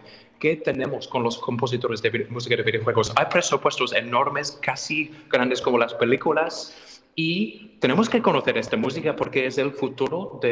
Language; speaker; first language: Spanish; non-native, fluent; English